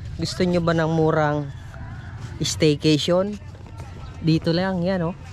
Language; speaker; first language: Filipino; native; Filipino